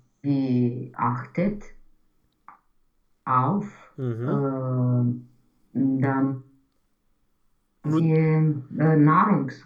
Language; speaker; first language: German; non-native, learner; Romanian